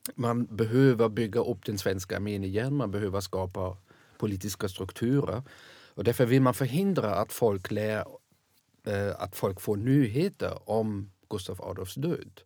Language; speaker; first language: Swedish; non-native, fluent; German